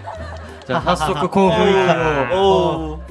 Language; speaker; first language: Japanese; non-native, learner; Korean